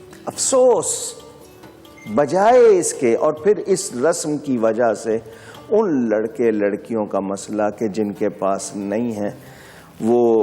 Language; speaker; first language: Urdu; native; Urdu